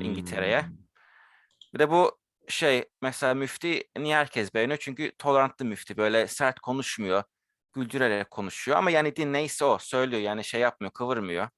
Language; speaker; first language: Turkish; early bilingual, heritage; Turkish